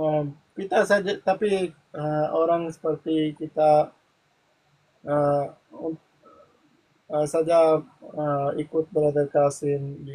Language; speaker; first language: Indonesian; non-native, learner; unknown